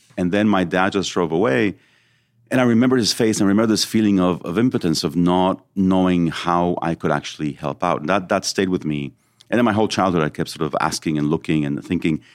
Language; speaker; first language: English; early bilingual, other home language; Hebrew